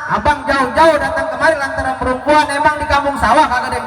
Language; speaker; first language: Indonesian; native; Indonesian